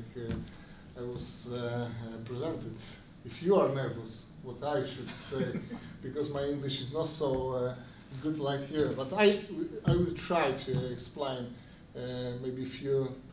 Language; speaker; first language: English; non-native, learner; Polish